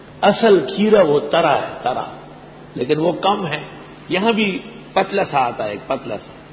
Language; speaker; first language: Urdu; non-native, local second language; Pashto